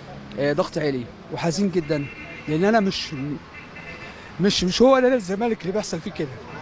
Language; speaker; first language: Arabic; native; Arabic